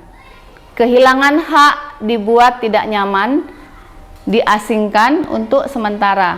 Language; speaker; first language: Indonesian; native; Indonesian